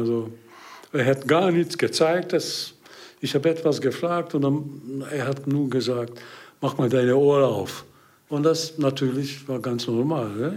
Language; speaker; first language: German; non-native, learner; Hungarian